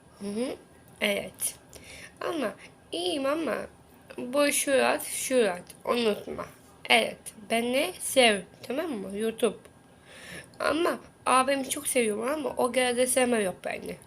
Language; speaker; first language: Turkish; non-native, learner; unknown